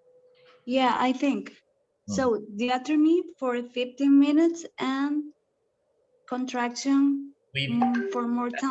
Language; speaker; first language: English; non-native, learner; Spanish